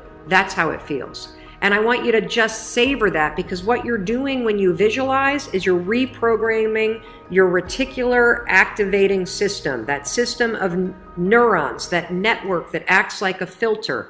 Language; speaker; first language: English; native; English